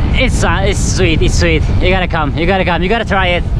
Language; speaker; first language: English; non-native, local second language; Filipino